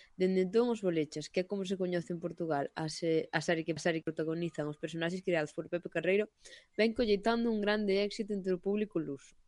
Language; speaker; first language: Galician; non-native, local second language; Spanish